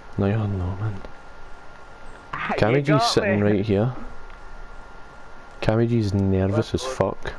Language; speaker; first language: English; native; English